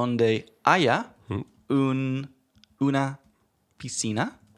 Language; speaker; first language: Spanish; non-native, learner; English